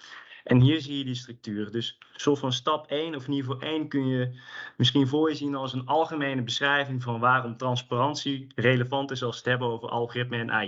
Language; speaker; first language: Dutch; native; Dutch